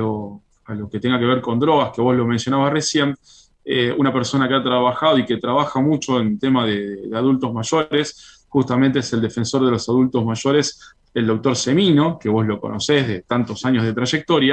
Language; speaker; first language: Spanish; native; Spanish